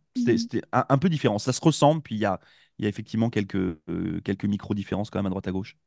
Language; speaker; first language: French; native; French